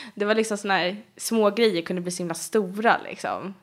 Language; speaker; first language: Swedish; native; Swedish